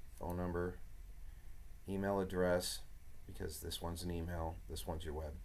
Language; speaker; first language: English; native; English